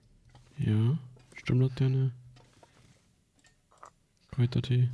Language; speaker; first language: German; native; German